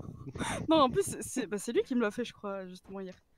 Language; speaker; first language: French; native; French